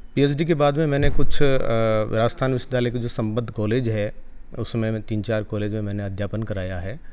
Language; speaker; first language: Hindi; non-native, local second language; Rajasthani